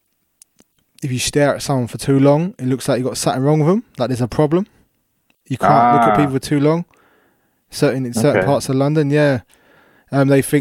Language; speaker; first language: English; native; English